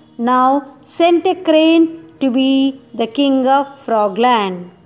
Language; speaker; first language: English; non-native, local second language; Telugu